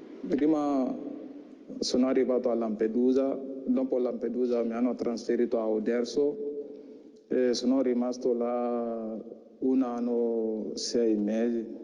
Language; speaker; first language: Italian; non-native, learner; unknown